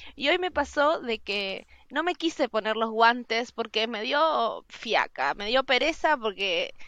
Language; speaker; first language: Spanish; native; Spanish